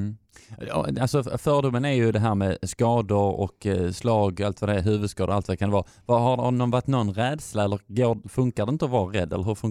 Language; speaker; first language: Swedish; native; Swedish